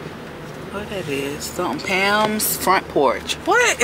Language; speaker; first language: English; native; English